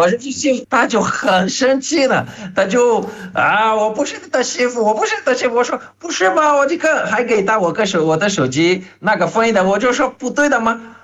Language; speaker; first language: Chinese; non-native, fluent; Portuguese